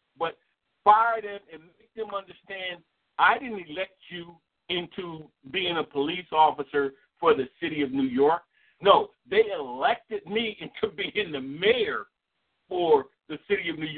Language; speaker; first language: English; native; English